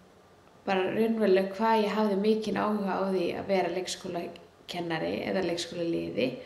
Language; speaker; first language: Icelandic; early bilingual, heritage; Icelandic